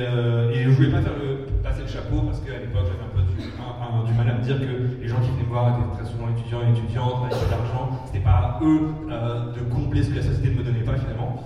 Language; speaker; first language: French; native; French